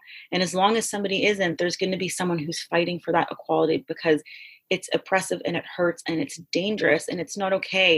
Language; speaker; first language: English; native; English